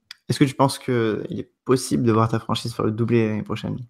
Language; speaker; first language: French; native; French